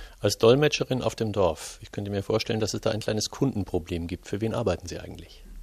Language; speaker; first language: German; native; German